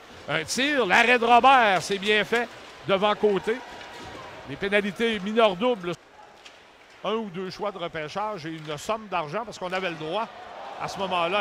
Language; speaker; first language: French; native; French